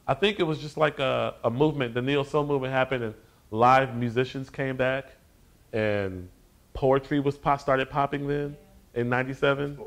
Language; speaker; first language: English; native; English